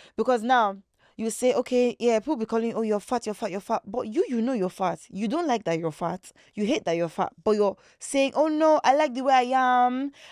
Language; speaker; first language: English; non-native, local second language; Igbo